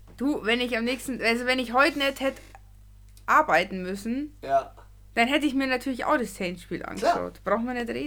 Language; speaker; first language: German; native; German